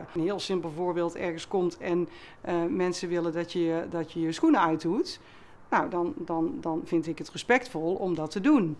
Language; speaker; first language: Dutch; native; Dutch